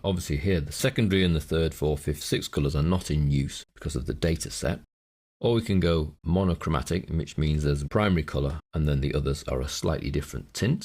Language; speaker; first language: English; native; English